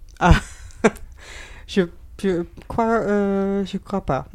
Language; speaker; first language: French; non-native, learner; Dutch